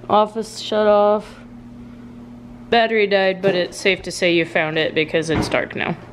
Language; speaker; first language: English; native; English